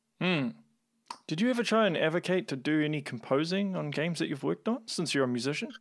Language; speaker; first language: English; native; English